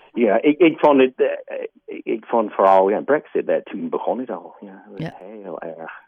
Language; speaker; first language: Dutch; non-native, fluent; English